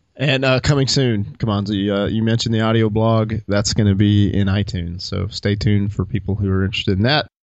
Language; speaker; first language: English; native; English